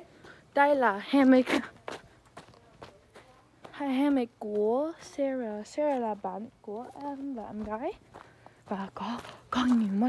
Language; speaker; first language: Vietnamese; non-native, learner; English